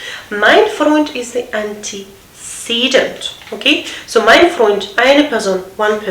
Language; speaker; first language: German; non-native, fluent; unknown